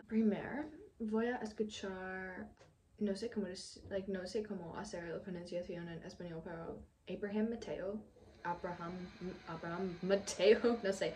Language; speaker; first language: Spanish; non-native, learner; English